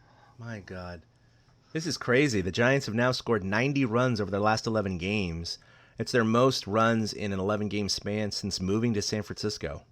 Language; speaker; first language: English; native; English